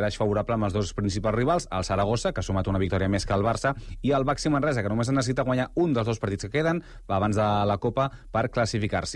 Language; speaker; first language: Catalan; native; Catalan